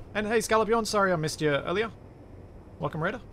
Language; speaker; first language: English; native; English